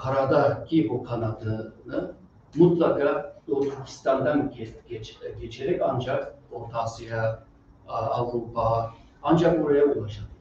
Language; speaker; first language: Turkish; non-native, fluent; Uyghur